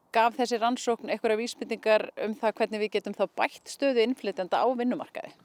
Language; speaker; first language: Icelandic; native; Icelandic